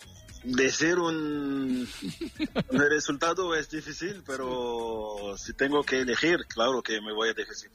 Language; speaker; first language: Spanish; non-native, learner; French